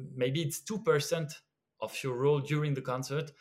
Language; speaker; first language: English; non-native, fluent; French